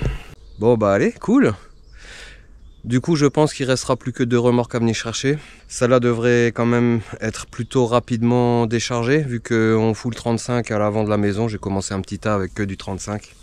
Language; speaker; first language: French; native; French